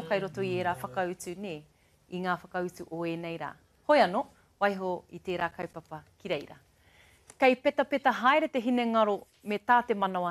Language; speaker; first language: Māori; native; Māori